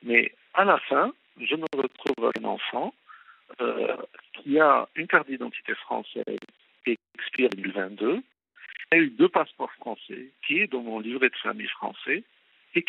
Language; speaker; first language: French; non-native, local second language; Arabic